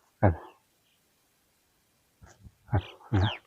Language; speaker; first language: Thai; non-native, local second language; Lao